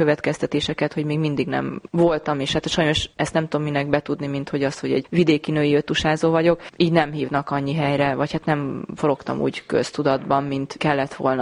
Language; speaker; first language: Hungarian; native; Hungarian